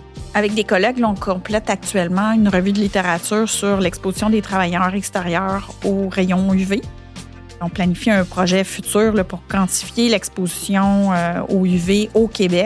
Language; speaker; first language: French; native; French